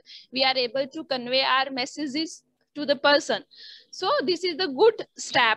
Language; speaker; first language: English; non-native, learner; Hindi